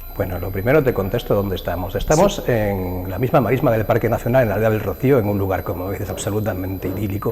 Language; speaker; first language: Spanish; native; Spanish